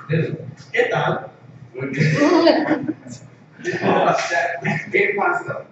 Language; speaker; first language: Spanish; non-native, learner; English